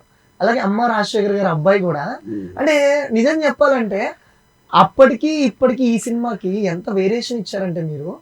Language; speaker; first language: Telugu; native; Telugu